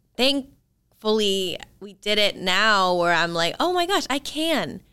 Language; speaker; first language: English; native; English